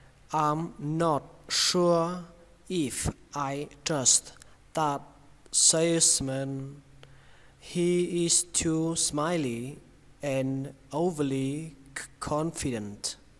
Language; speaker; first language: English; non-native, fluent; Vietnamese